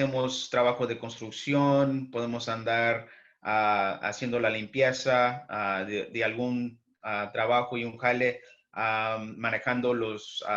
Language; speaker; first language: Spanish; early bilingual, heritage; English